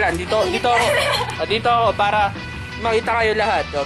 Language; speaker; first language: Filipino; native; Filipino